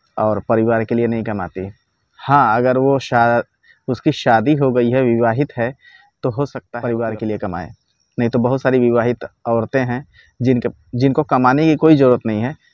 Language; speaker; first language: Hindi; native; Hindi